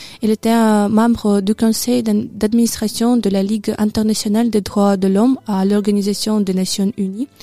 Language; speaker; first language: French; non-native, learner; Russian